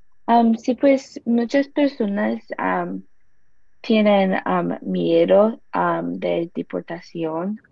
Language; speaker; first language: Spanish; non-native, learner; English